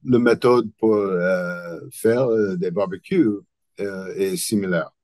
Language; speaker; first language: French; non-native, learner; English